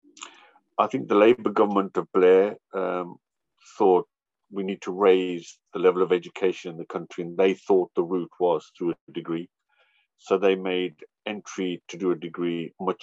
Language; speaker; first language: English; native; English